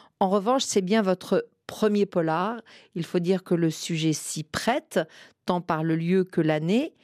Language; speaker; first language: French; native; French